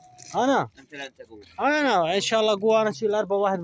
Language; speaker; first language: Arabic; non-native, learner; Saraiki